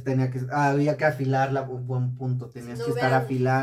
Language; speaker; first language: Spanish; native; Spanish